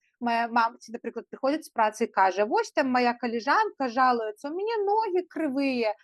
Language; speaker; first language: Belarusian; non-native, local second language; Russian